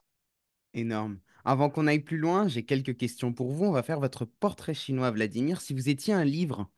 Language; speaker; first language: French; native; French